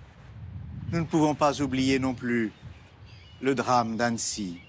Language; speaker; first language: French; native; French